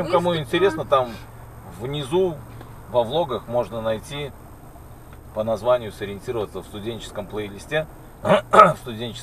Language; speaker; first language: Russian; native; Russian